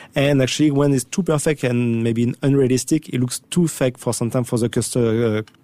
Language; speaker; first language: English; non-native, fluent; French